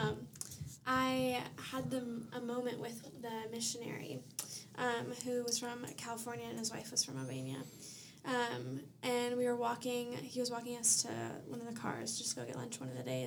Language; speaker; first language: English; native; English